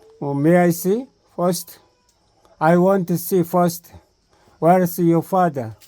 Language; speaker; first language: English; non-native, learner; Korean